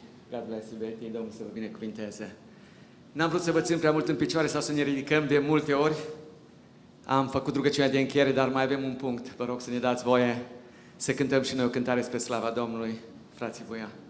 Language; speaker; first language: Romanian; native; Romanian